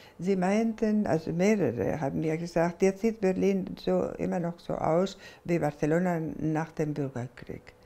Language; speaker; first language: German; non-native, fluent; Spanish